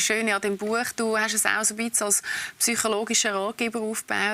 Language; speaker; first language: German; native; German